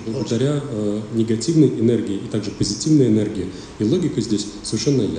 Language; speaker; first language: Russian; native; Russian